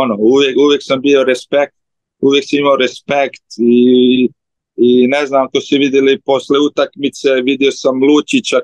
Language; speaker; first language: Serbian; early bilingual, heritage; Slovenian